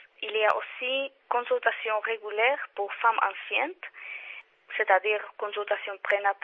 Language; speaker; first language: French; non-native, learner; Czech